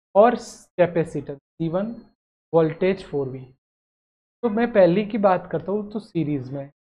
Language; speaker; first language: Hindi; non-native, local second language; Gujarati